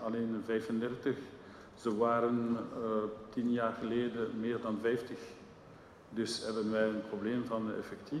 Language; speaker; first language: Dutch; non-native, local second language; French